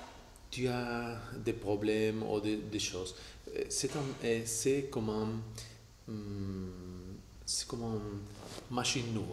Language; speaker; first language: French; non-native, fluent; Spanish